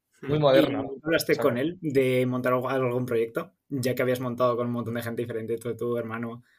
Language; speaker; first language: Spanish; native; Spanish